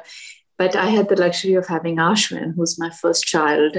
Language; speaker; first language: English; non-native, local second language; Hindi